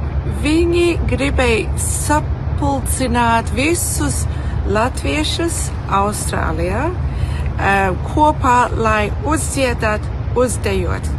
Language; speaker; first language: Latvian; early bilingual, heritage; Latvian